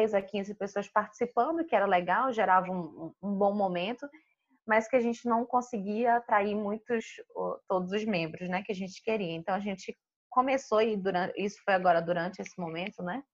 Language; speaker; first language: Portuguese; native; Portuguese